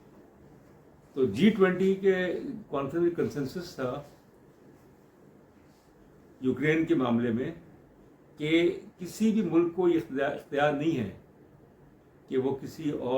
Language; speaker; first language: Urdu; native; Urdu